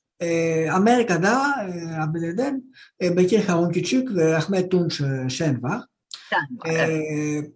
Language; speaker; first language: Turkish; non-native, fluent; Greek